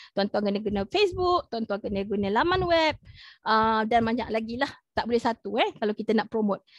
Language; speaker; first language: Malay; native; Malay